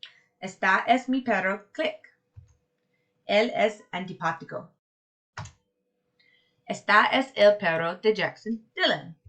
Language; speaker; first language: Spanish; non-native, learner; English